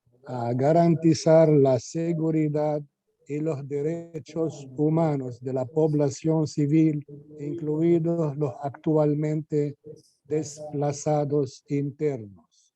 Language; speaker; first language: Spanish; non-native, fluent; Arabic